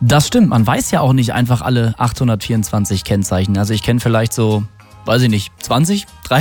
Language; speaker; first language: German; native; German